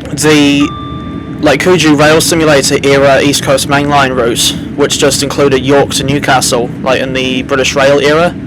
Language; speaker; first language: English; native; English